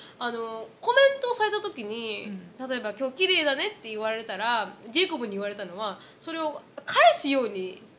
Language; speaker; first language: Japanese; native; Japanese